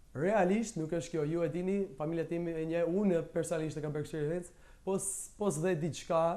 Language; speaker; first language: Albanian; early bilingual, heritage; Albanian